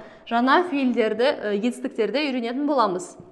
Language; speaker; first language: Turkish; non-native, fluent; Kazakh